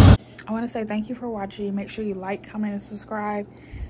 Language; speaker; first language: English; native; English